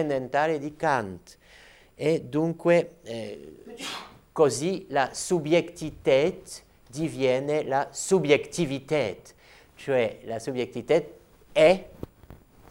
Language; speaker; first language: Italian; non-native, fluent; French